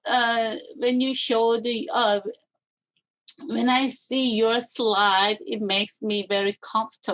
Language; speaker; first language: English; non-native, learner; Korean